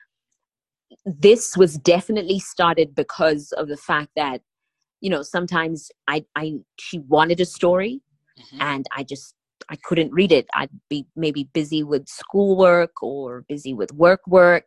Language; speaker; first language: English; non-native, local second language; Tswana